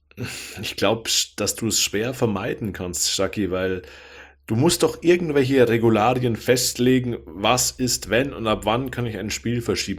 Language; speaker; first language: German; native; German